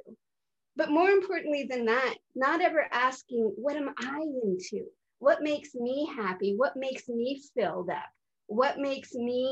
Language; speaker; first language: English; native; English